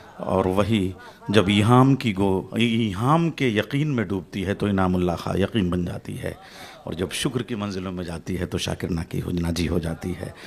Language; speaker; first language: Urdu; native; Urdu